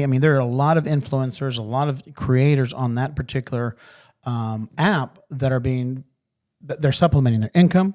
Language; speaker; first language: English; native; English